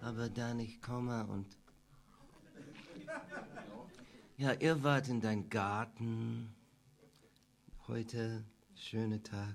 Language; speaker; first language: German; non-native, learner; English